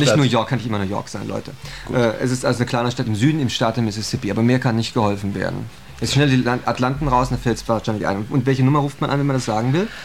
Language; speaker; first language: German; native; German